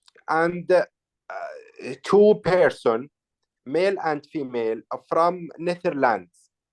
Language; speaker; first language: English; non-native, learner; Arabic